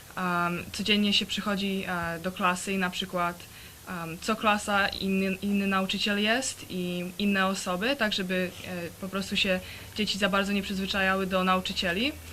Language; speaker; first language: Polish; early bilingual, heritage; Polish